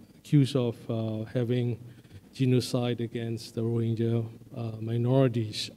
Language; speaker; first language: English; non-native, fluent; Burmese